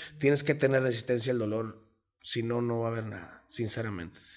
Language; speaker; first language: Spanish; native; Spanish